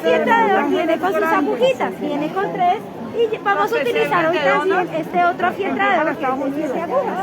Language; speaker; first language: Spanish; native; Spanish